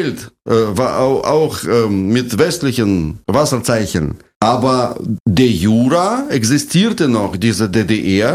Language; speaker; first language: German; non-native, fluent; Russian